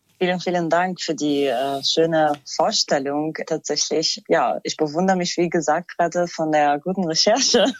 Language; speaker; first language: German; non-native, fluent; Kurdish